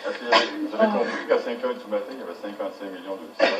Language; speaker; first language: French; native; French